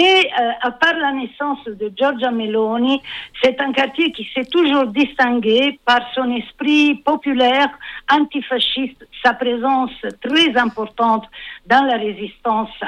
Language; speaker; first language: French; non-native, fluent; Italian